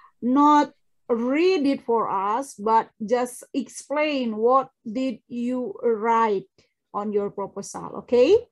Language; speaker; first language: English; non-native, fluent; Indonesian